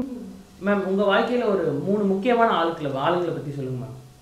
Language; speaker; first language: Tamil; native; Tamil